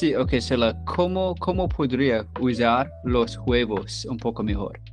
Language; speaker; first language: Spanish; non-native, learner; English